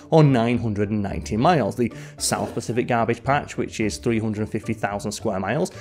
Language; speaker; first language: English; native; English